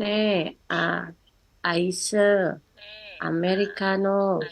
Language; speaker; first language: Korean; non-native, learner; Indonesian